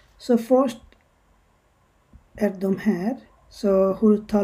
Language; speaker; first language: Swedish; non-native, learner; Bangla